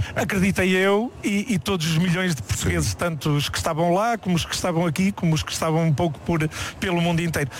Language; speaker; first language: Portuguese; native; Portuguese